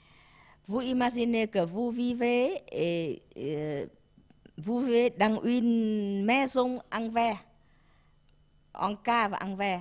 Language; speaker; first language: French; non-native, learner; Vietnamese